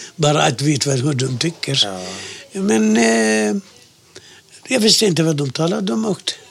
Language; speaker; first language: Swedish; non-native, fluent; Arabic